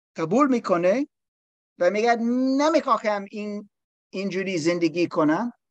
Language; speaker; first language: Persian; non-native, learner; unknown